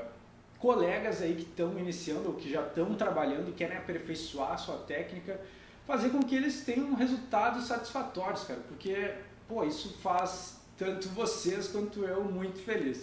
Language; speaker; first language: Portuguese; native; Portuguese